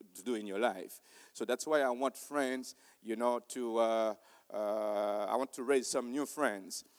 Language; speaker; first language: English; non-native, fluent; Haitian Creole